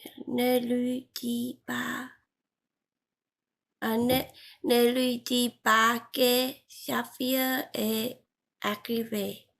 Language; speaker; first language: French; non-native, learner; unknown